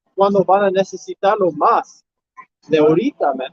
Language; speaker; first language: Spanish; non-native, learner; English